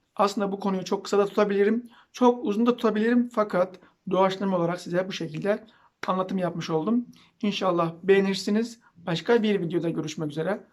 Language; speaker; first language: Turkish; native; Turkish